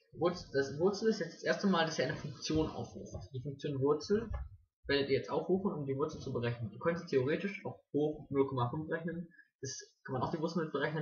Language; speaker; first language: German; native; German